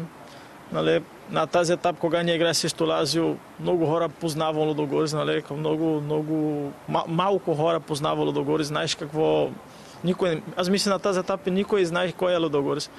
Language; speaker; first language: Bulgarian; non-native, learner; Portuguese